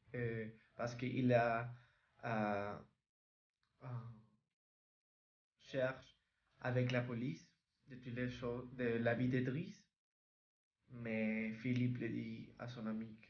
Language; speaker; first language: French; non-native, learner; Spanish